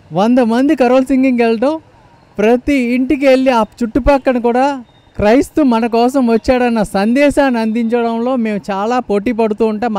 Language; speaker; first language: Telugu; non-native, local second language; Malayalam